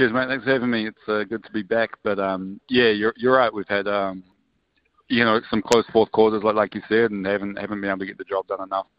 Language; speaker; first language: English; native; English